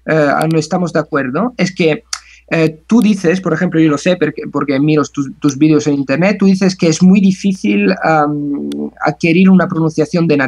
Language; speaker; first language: Spanish; non-native, fluent; Italian